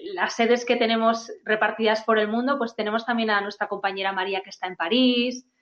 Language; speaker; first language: Spanish; non-native, fluent; Chinese